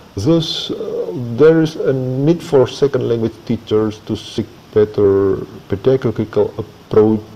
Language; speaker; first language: English; non-native, fluent; Indonesian